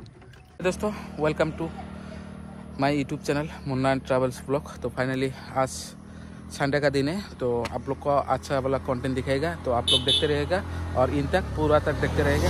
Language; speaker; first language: Hindi; non-native, local second language; Bangla